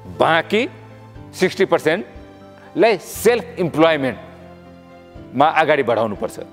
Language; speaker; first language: Nepali; non-native, local second language; Maithili